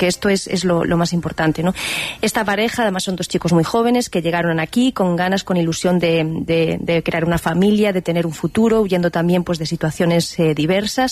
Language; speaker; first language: Spanish; native; Spanish